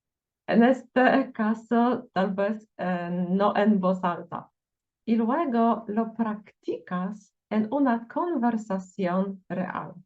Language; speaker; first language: Spanish; non-native, fluent; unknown